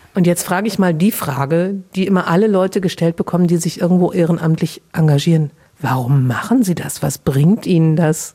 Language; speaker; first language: German; native; German